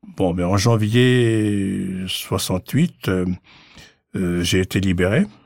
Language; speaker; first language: French; non-native, local second language; Arabic